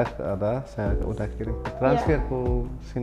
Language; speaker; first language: Indonesian; non-native, learner; Arabic